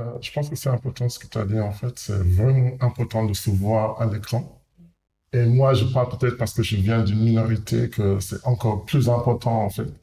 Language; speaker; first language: French; non-native, fluent; English